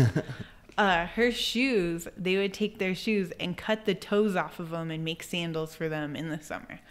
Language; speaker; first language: English; native; English